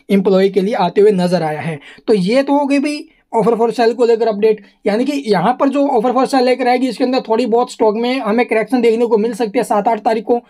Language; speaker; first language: Hindi; native; Hindi